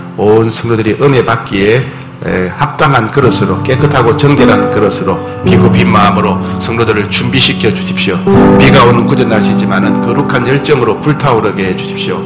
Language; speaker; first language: Korean; native; Korean